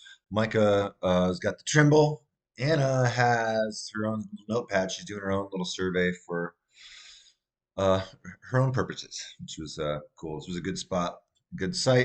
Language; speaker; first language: English; native; English